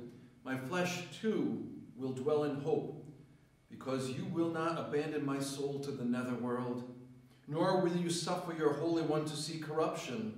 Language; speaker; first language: English; native; English